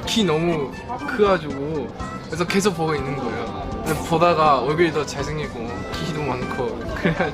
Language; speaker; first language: Korean; non-native, learner; Chinese